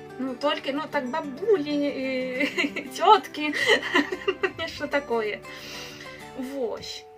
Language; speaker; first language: Belarusian; non-native, fluent; Spanish